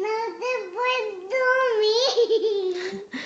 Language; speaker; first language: Portuguese; early bilingual, heritage; Portuguese